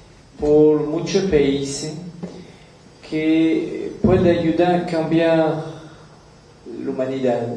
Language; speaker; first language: Spanish; non-native, learner; French